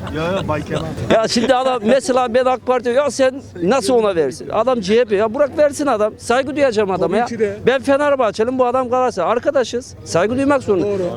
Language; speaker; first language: Turkish; native; Turkish